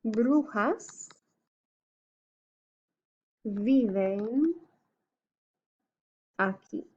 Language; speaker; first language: Spanish; non-native, fluent; English